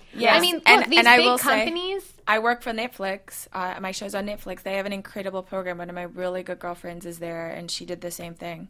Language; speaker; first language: English; native; English